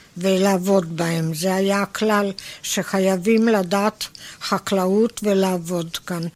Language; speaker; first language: Hebrew; native; Hebrew